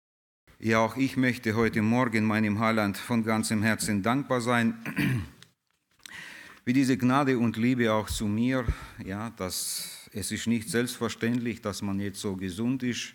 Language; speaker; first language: German; early bilingual, heritage; German